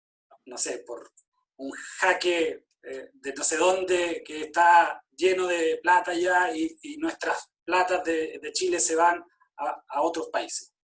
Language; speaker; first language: Spanish; native; Spanish